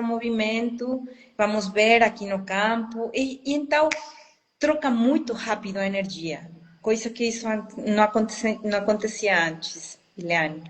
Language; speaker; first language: Portuguese; non-native, fluent; Spanish